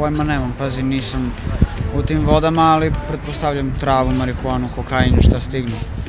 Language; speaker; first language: Serbian; native; Serbian